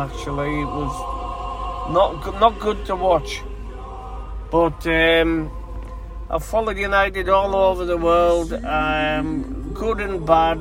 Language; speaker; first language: English; native; English